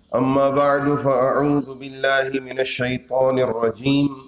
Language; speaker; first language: Indonesian; non-native, learner; Urdu